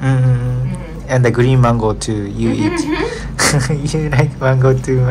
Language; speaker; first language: English; non-native, learner; Japanese